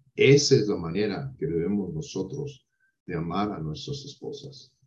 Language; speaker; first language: Spanish; non-native, fluent; English